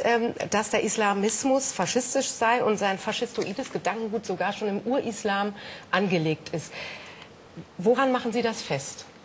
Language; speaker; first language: German; native; German